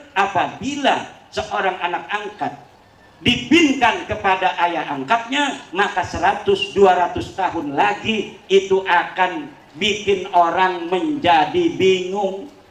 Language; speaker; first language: Indonesian; non-native, local second language; Javanese